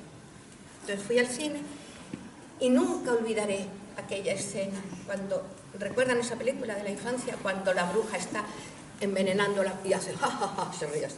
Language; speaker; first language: Spanish; native; Spanish